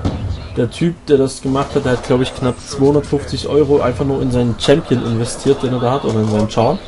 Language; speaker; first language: German; native; German